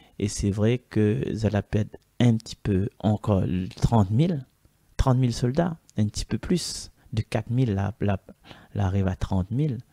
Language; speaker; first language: French; non-native, local second language; Malagasy